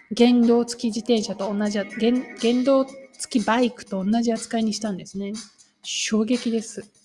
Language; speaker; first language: Japanese; native; Japanese